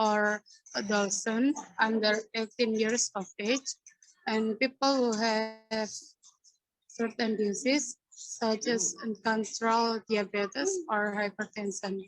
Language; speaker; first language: English; non-native, learner; Indonesian